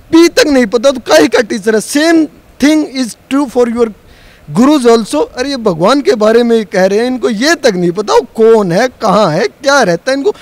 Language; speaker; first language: Hindi; native; Hindi